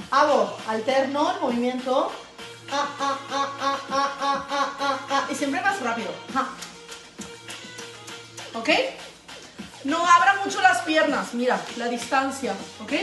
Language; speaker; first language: Spanish; non-native, fluent; Italian